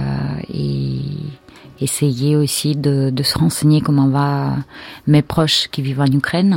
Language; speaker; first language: French; non-native, fluent; Russian